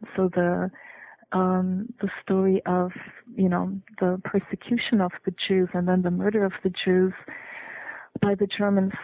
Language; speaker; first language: English; non-native, fluent; German